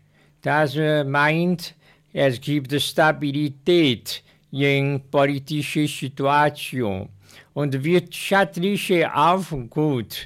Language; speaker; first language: German; non-native, learner; Chinese